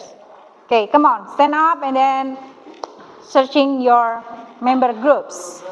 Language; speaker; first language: English; non-native, learner; Indonesian